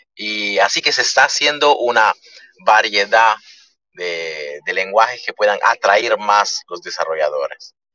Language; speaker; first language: Spanish; early bilingual, other home language; Italian